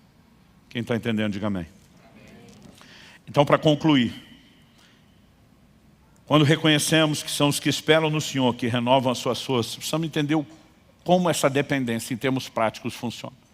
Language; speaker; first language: Portuguese; native; Portuguese